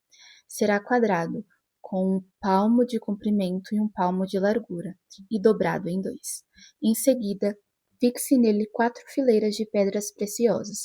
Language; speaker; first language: Portuguese; native; Portuguese